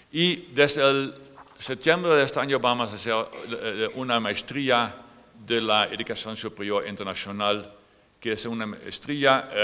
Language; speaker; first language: Spanish; non-native, fluent; Dutch